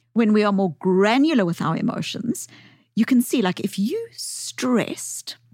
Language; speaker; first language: English; native; English